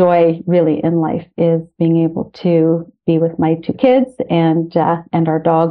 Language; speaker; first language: English; native; English